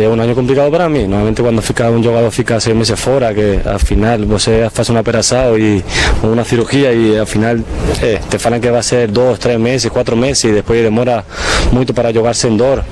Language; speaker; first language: Portuguese; non-native, fluent; Spanish